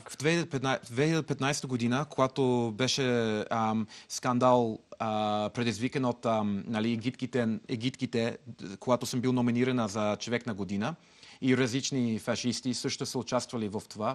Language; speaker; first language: Bulgarian; non-native, learner; English